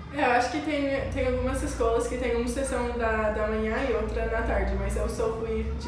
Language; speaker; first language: Portuguese; non-native, learner; English